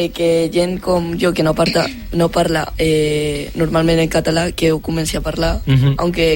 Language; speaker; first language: Catalan; non-native, local second language; Spanish